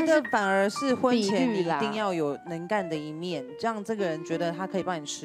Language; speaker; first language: Chinese; native; Chinese